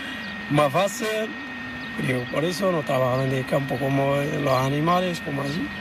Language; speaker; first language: Spanish; non-native, learner; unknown